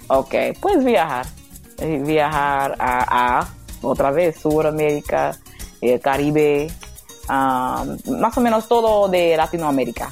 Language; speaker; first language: Spanish; non-native, learner; English